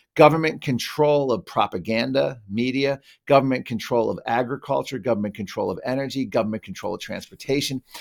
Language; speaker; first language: English; native; English